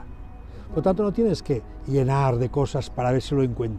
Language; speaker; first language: Spanish; native; Spanish